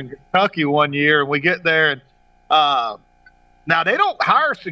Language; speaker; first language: English; native; English